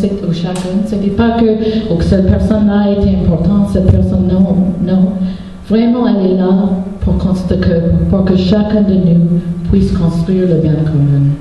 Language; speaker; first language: French; non-native, local second language; English